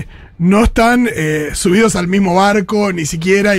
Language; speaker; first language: Spanish; native; Spanish